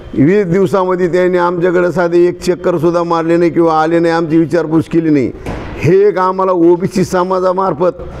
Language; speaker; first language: Marathi; native; Marathi